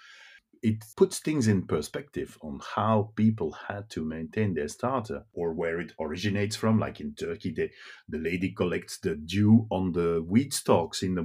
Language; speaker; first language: English; non-native, fluent; Dutch